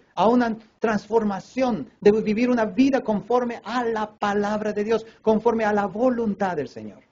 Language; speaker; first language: Spanish; native; Spanish